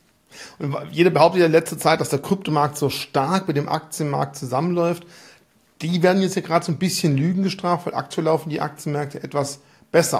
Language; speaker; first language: German; native; German